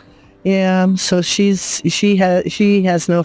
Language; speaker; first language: English; native; English